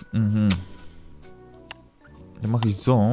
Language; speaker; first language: German; non-native, fluent; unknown